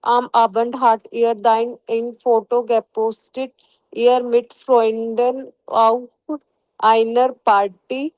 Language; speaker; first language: German; non-native, learner; Hindi